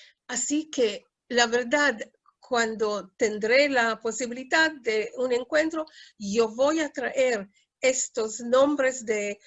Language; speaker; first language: Spanish; non-native, fluent; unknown